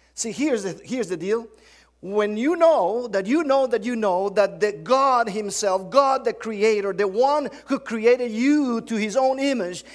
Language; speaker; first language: English; non-native, fluent; Spanish